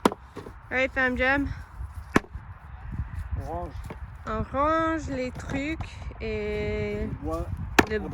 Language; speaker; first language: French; non-native, learner; English